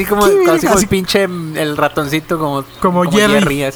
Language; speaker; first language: Spanish; native; Spanish